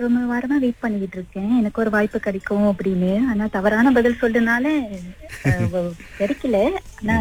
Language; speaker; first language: Tamil; early bilingual, heritage; Tamil